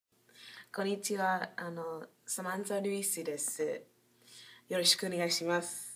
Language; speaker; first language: Japanese; non-native, learner; English